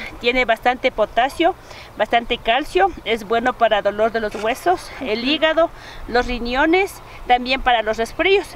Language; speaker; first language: Spanish; native; Spanish